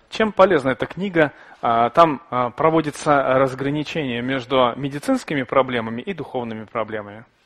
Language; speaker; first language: Russian; native; Russian